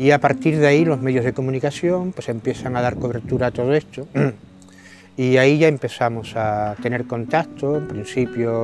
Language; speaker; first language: Spanish; native; Spanish